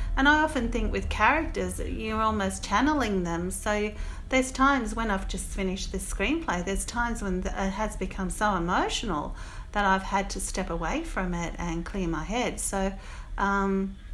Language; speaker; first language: English; native; English